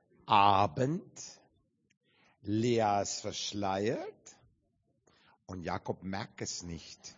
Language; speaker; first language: German; non-native, learner; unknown